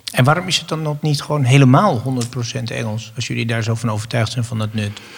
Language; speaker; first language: Dutch; native; Dutch